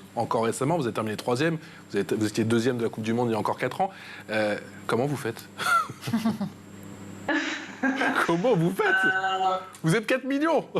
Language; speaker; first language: French; native; French